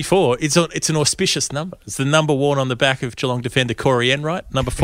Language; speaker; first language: English; native; English